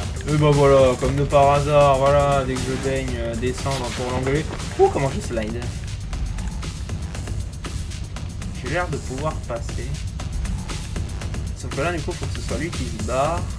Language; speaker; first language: French; native; French